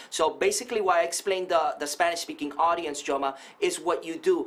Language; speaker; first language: English; non-native, fluent; Spanish